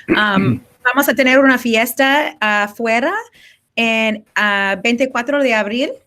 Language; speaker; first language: Spanish; non-native, learner; English